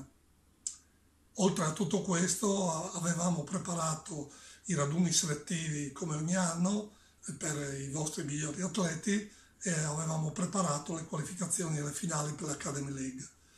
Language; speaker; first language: Italian; native; Italian